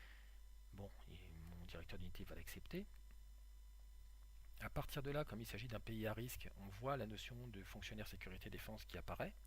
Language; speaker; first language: French; native; French